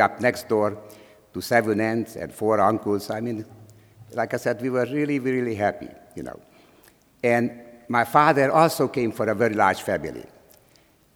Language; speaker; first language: English; non-native, fluent; Slovak